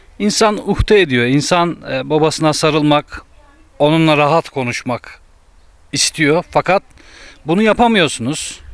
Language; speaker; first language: Turkish; native; Turkish